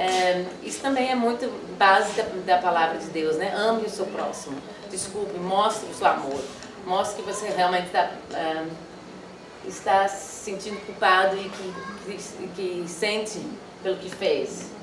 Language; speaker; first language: Portuguese; non-native, fluent; Dutch